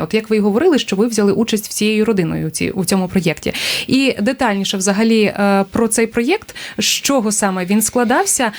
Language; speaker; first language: Ukrainian; native; Ukrainian